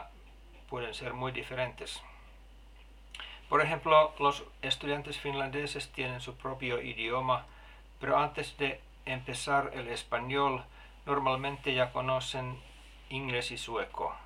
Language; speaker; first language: Spanish; non-native, learner; Finnish